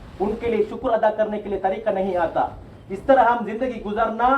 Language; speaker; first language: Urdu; non-native, local second language; Tamil